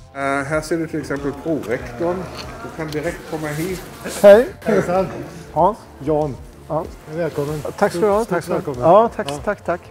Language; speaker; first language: Swedish; native; Swedish